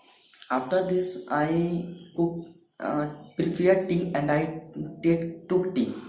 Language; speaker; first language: English; non-native, learner; Hindi